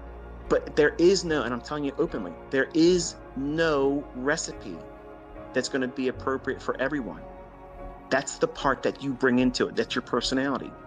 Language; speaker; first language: English; native; English